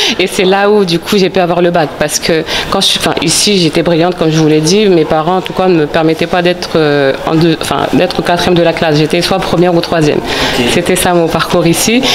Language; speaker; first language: French; early bilingual, other home language; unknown